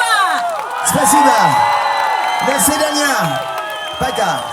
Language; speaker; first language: Russian; non-native, learner; French